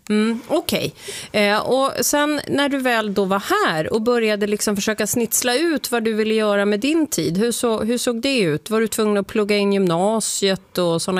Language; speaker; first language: Swedish; native; Swedish